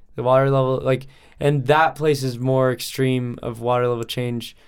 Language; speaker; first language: English; native; English